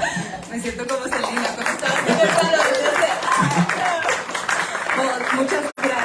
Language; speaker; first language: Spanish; early bilingual, heritage; Spanish